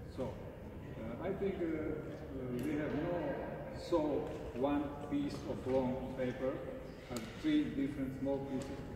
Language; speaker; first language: English; non-native, learner; Slovak